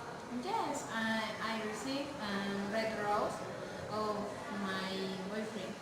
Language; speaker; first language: English; non-native, learner; Spanish